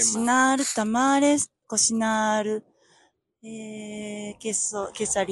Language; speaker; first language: Spanish; non-native, learner; Japanese